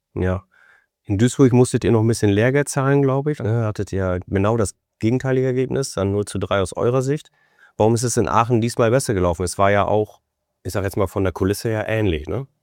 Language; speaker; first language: German; native; German